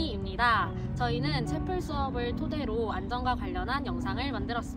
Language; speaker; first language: Korean; native; Korean